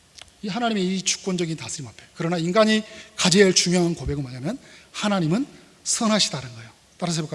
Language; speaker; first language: Korean; native; Korean